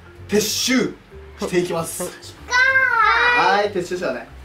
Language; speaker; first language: Japanese; native; Japanese